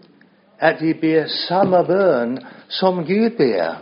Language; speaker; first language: Swedish; non-native, fluent; English